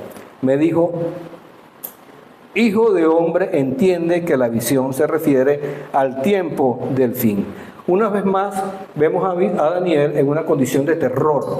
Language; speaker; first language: Spanish; native; Spanish